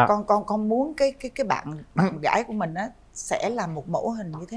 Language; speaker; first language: Vietnamese; native; Vietnamese